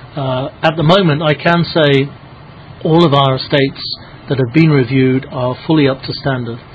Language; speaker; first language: English; native; English